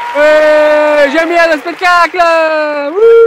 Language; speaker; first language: French; non-native, learner; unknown